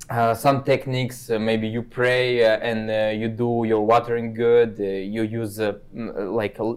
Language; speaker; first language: English; non-native, fluent; Kazakh